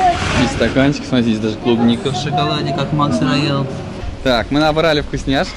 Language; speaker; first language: Russian; native; Russian